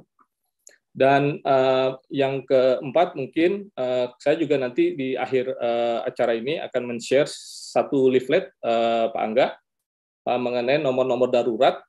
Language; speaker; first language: Indonesian; native; Indonesian